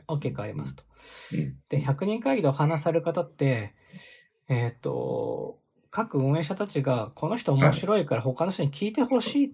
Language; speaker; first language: Japanese; native; Japanese